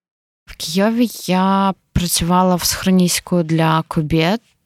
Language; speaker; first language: Polish; non-native, learner; Ukrainian